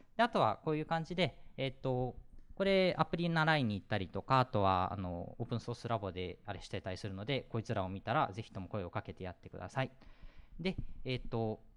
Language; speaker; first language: Japanese; native; Japanese